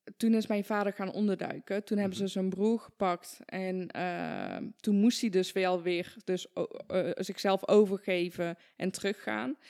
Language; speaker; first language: Dutch; early bilingual, other home language; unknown